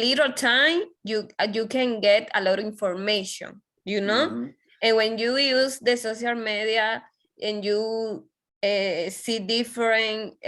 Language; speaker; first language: English; non-native, learner; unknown